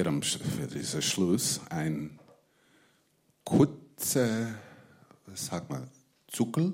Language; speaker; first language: German; non-native, fluent; English